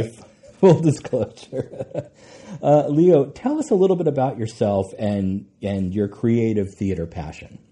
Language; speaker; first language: English; native; English